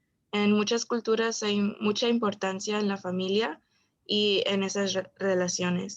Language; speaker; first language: Spanish; early bilingual, heritage; Spanish